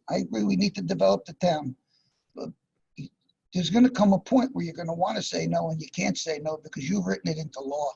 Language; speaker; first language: English; native; English